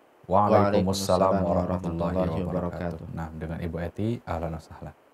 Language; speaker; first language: Indonesian; native; Indonesian